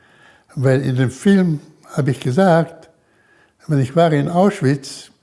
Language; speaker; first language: German; early bilingual, heritage; German